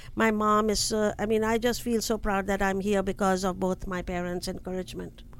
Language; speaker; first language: English; non-native, local second language; Hindi